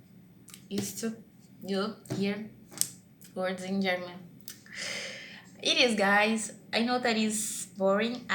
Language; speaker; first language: English; non-native, learner; Portuguese